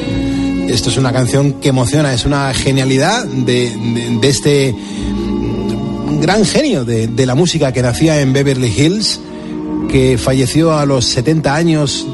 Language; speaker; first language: Spanish; native; Spanish